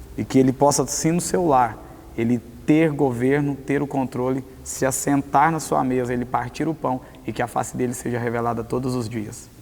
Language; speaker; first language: Portuguese; native; Portuguese